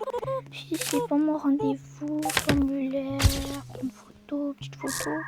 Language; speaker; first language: French; native; French